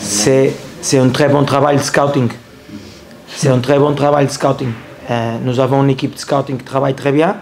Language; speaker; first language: French; non-native, learner; Portuguese